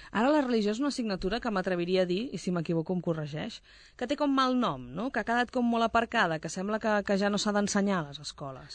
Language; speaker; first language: Catalan; native; Catalan